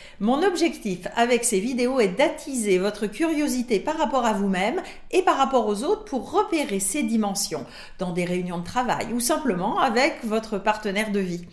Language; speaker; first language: French; native; French